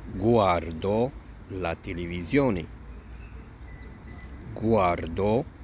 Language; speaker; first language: Italian; non-native, fluent; Arabic